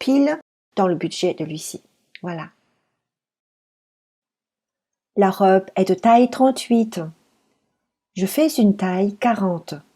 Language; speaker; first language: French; non-native, fluent; Chinese